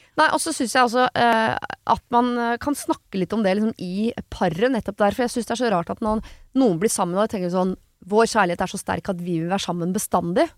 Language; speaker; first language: Norwegian; native; Norwegian